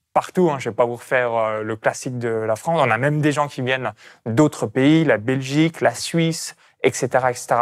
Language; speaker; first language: French; native; French